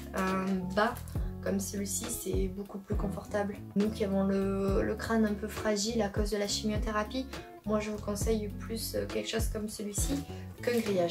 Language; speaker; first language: French; native; French